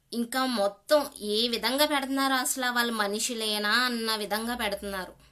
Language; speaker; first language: Telugu; native; Telugu